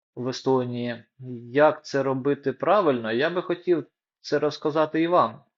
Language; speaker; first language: Ukrainian; non-native, local second language; Russian